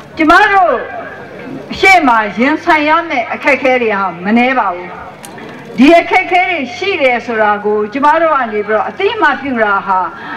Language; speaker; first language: Burmese; native; Burmese